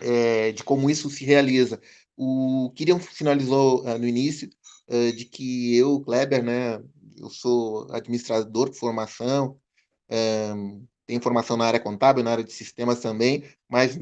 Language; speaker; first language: Portuguese; native; Portuguese